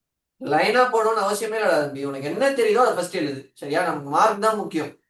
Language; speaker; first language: Tamil; native; Tamil